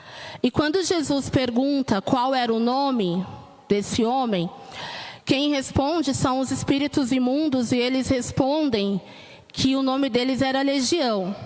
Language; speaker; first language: Portuguese; native; Portuguese